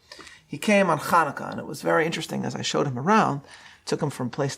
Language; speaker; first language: English; native; English